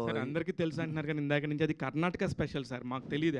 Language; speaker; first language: Telugu; native; Telugu